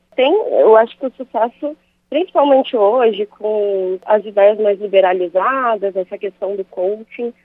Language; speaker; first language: Portuguese; native; Portuguese